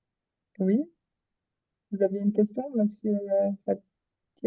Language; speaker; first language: French; native; French